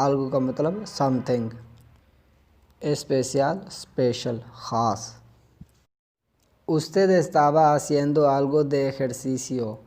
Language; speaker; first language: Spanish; non-native, fluent; Urdu